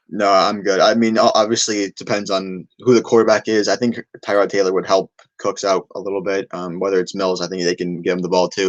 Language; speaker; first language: English; native; English